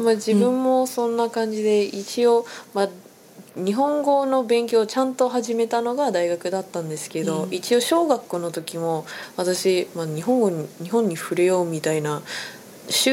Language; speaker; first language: Japanese; non-native, fluent; English